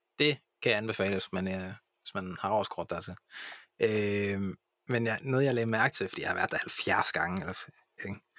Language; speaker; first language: Danish; early bilingual, other home language; English